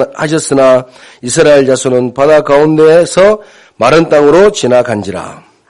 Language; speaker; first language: Korean; native; Korean